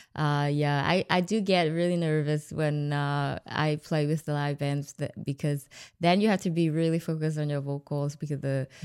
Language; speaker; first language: English; non-native, fluent; Vietnamese